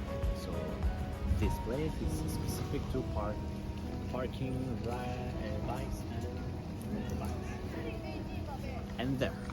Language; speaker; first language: English; non-native, learner; Spanish